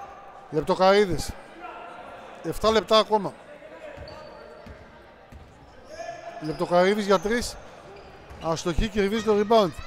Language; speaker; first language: Greek; native; Greek